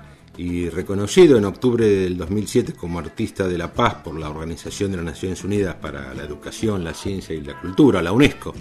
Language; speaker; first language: Spanish; native; Spanish